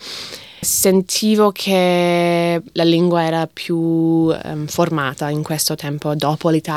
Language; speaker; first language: Italian; non-native, fluent; English